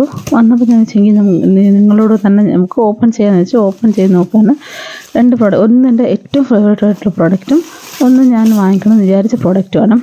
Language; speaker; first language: Malayalam; native; Malayalam